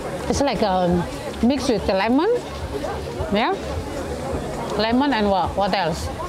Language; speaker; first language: English; non-native, learner; Indonesian